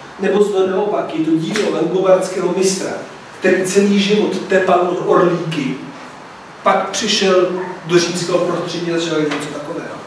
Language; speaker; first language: Czech; non-native, fluent; Italian